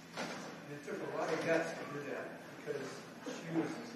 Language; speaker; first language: English; native; English